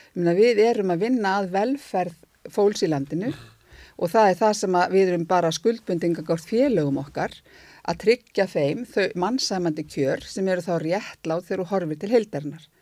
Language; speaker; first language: Icelandic; native; Icelandic